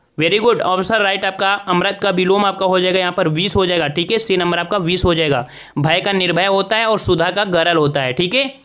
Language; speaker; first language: Hindi; native; Hindi